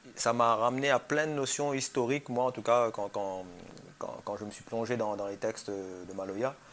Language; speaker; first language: French; native; French